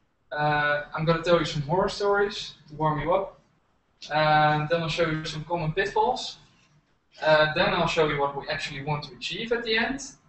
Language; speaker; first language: English; non-native, fluent; Dutch